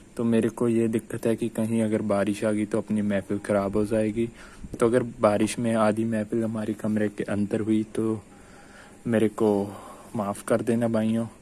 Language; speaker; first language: Hindi; non-native, local second language; Punjabi